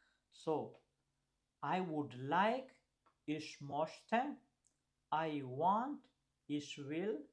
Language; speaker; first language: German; non-native, fluent; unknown